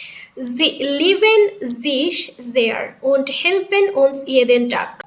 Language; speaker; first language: German; non-native, fluent; Bangla